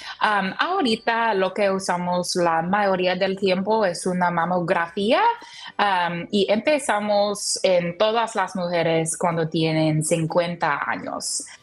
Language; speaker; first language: Spanish; non-native, learner; English